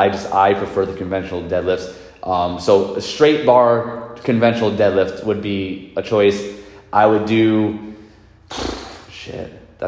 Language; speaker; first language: English; native; English